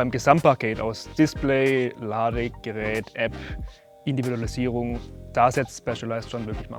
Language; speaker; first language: German; native; German